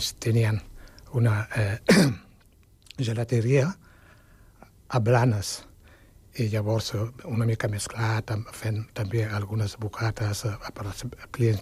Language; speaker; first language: Catalan; non-native, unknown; Wolof